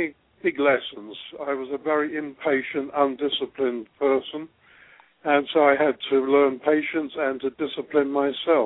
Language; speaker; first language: English; native; English